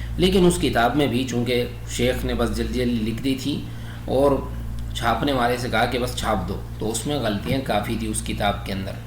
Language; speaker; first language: Urdu; non-native, local second language; Pashto